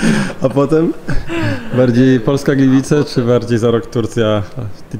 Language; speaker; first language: Polish; native; Polish